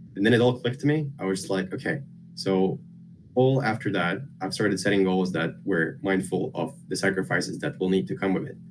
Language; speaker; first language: English; non-native, fluent; Lithuanian